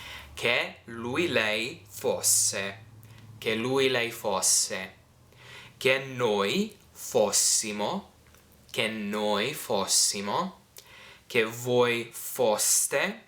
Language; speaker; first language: Italian; non-native, fluent; English